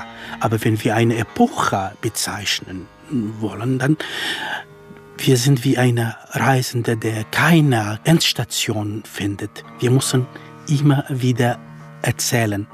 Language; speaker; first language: German; non-native, fluent; Kurdish